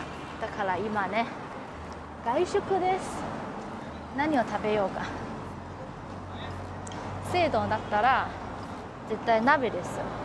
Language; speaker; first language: Japanese; non-native, fluent; Chinese